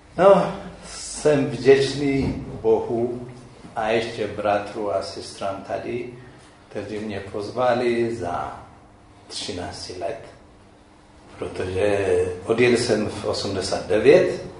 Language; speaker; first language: Czech; non-native, learner; Amharic